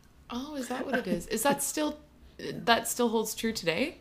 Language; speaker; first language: English; native; English